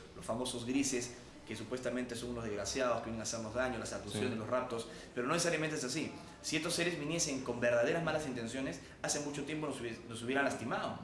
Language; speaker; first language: Spanish; native; Spanish